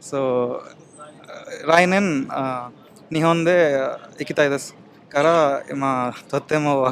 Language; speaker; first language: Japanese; non-native, learner; Telugu